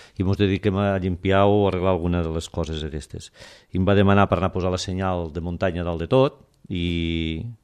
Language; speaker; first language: Catalan; native; Catalan